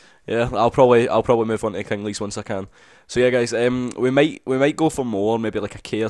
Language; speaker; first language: English; native; English